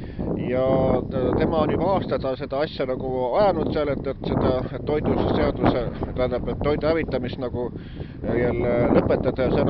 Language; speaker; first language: Estonian; native; Estonian